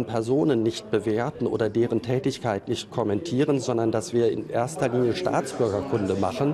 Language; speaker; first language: German; native; German